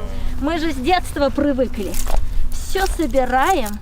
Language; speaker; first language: Russian; non-native, local second language; Uzbek